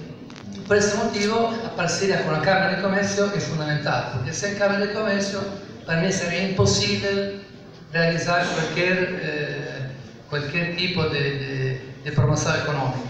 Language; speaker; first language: Portuguese; non-native, fluent; Italian